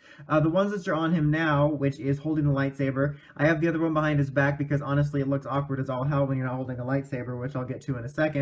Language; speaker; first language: English; native; English